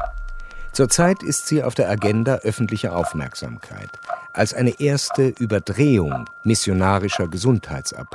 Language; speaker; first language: German; native; German